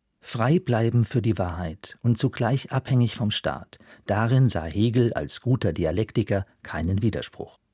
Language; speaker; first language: German; native; German